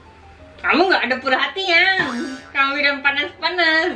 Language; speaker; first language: Indonesian; non-native, learner; Japanese